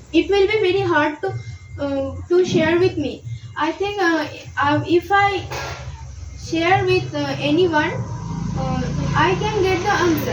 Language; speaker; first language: English; non-native, learner; Bangla